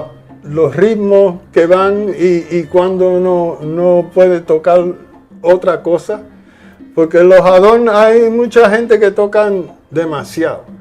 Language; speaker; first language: Spanish; early bilingual, heritage; Spanish